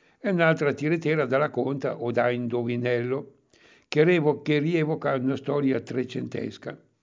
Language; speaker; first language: Italian; native; Italian